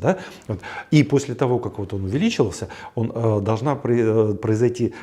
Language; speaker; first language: Russian; native; Russian